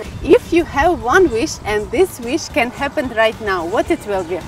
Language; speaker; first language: English; non-native, learner; Russian